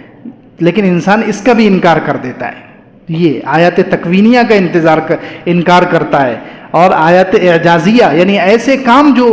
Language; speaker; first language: Urdu; native; Urdu